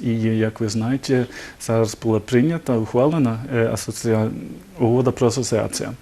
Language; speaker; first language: Ukrainian; non-native, learner; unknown